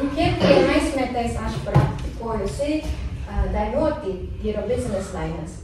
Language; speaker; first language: Lithuanian; non-native, learner; Japanese